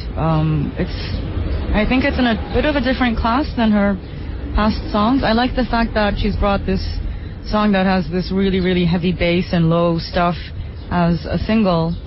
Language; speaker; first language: English; early bilingual, other home language; Japanese